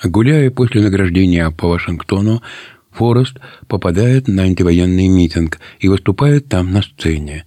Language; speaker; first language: Russian; native; Russian